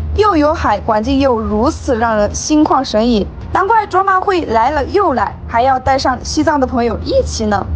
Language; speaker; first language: Chinese; non-native, local second language; Tibetan